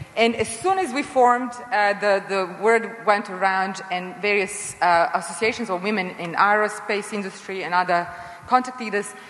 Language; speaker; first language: English; non-native, fluent; Serbian